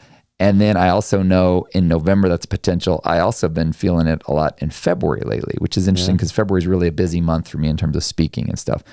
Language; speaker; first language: English; native; English